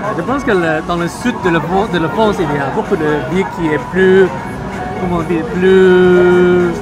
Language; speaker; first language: French; non-native, fluent; Cantonese